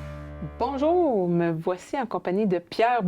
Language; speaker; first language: French; native; French